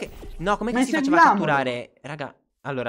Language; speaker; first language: Italian; native; Italian